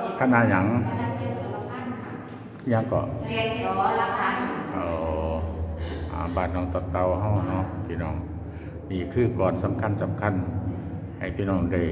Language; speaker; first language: Thai; non-native, local second language; Northeastern Thai